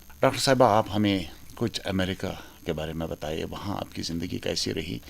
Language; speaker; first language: Urdu; non-native, local second language; Kashmiri